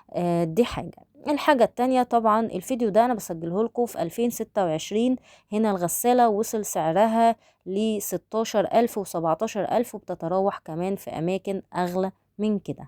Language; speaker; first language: Arabic; native; Arabic